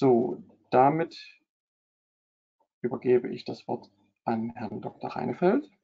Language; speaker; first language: German; native; German